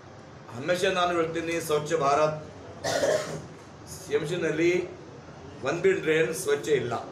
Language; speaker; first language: Kannada; non-native, local second language; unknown